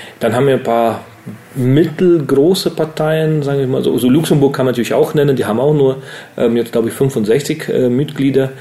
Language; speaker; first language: German; early bilingual, other home language; Russian